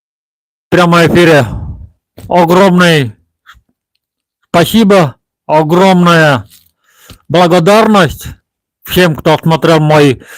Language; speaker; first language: Russian; non-native, local second language; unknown